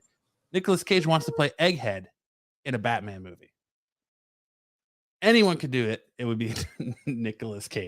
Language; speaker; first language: English; native; English